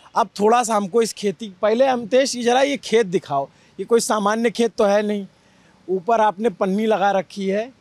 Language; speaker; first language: Hindi; native; Hindi